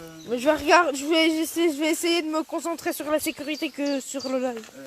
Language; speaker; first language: French; native; French